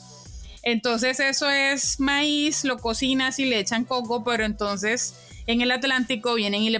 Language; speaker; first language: Spanish; native; Spanish